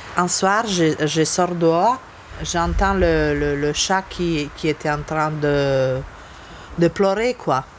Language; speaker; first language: French; non-native, fluent; Serbian